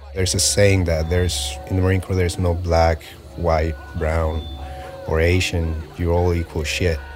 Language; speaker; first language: English; early bilingual, other home language; Spanish